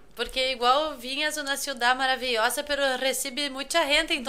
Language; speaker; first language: Spanish; non-native, fluent; Portuguese